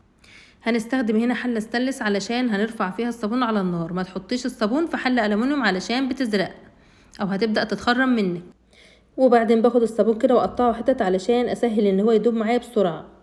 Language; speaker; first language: Arabic; native; Arabic